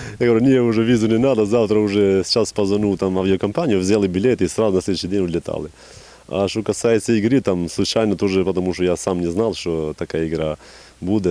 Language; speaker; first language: Russian; non-native, fluent; Albanian